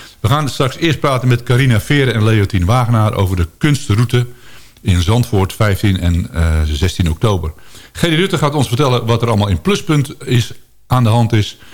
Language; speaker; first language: Dutch; native; Dutch